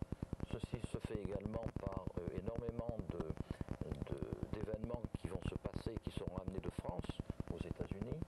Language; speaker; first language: French; native; French